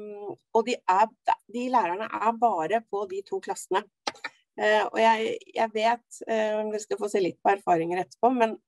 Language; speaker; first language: Norwegian; native; Norwegian